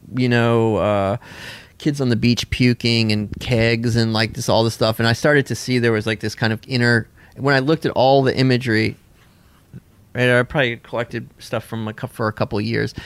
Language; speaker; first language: English; native; English